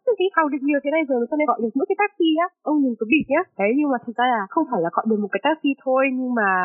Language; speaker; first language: Vietnamese; native; Vietnamese